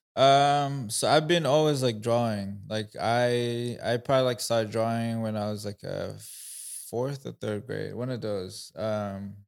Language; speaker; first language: English; non-native, local second language; Kinyarwanda